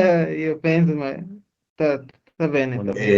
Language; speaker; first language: Italian; non-native, learner; Spanish